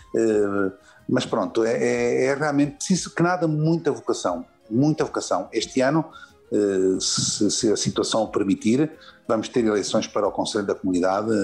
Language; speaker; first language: Portuguese; native; Portuguese